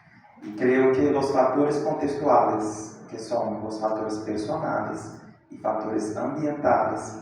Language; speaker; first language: Spanish; non-native, fluent; Portuguese